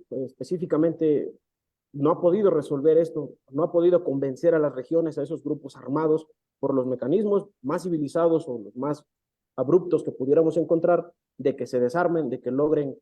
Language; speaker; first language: Spanish; native; Spanish